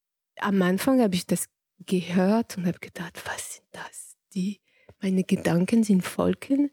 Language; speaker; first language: German; non-native, fluent; French